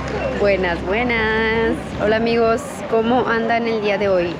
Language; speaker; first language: Spanish; native; Spanish